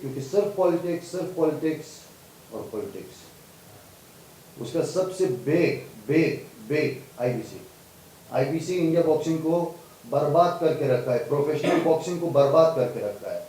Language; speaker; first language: Hindi; non-native, fluent; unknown